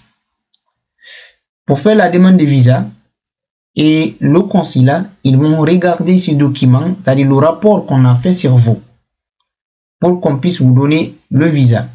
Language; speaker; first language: French; non-native, local second language; Fula